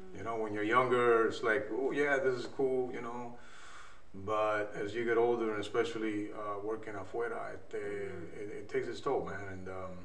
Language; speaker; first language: English; native; English